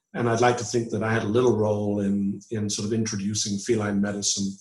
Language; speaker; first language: English; native; English